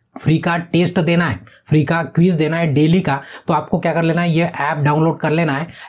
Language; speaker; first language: Hindi; non-native, local second language; Marathi